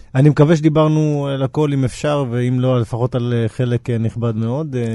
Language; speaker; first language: Hebrew; native; Hebrew